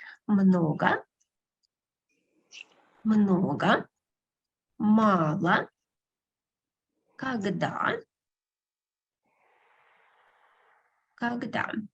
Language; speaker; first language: Russian; non-native, fluent; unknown